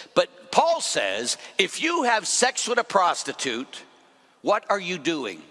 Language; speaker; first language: English; native; English